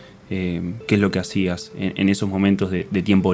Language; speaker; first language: Spanish; native; Spanish